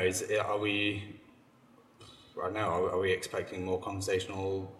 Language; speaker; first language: English; native; English